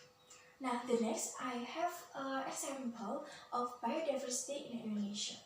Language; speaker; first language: English; non-native, learner; Indonesian